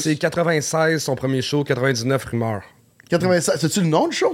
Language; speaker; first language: French; native; French